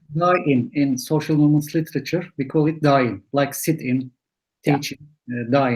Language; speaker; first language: English; non-native, fluent; Turkish